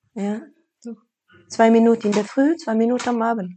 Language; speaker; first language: German; non-native, fluent; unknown